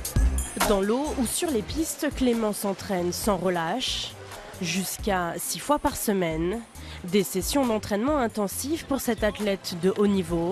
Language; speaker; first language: French; native; French